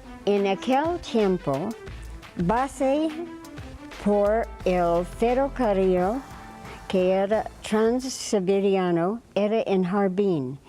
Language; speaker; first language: Spanish; non-native, fluent; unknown